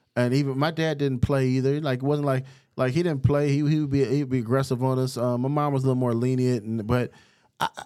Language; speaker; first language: English; native; English